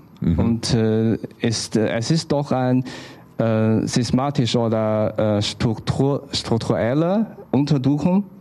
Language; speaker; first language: German; non-native, learner; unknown